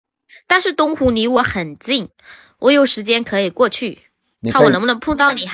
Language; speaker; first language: Chinese; non-native, fluent; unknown